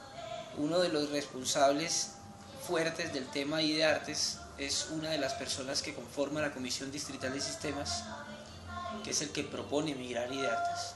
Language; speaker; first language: Spanish; native; Spanish